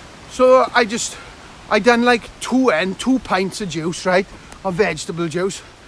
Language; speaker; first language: English; native; English